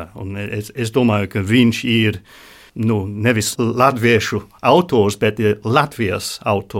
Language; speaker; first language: Latvian; non-native, learner; English